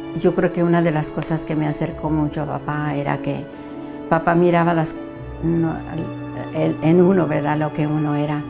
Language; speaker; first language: Spanish; early bilingual, heritage; Spanish